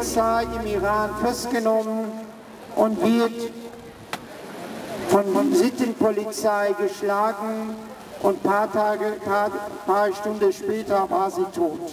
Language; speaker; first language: German; early bilingual, other home language; Persian